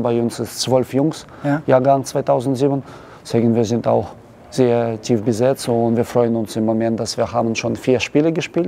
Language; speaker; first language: German; non-native, learner; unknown